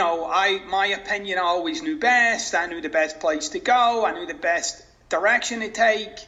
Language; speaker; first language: English; native; English